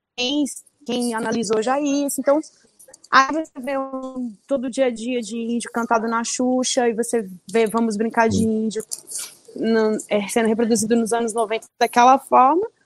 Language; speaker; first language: Portuguese; early bilingual, other home language; Spanish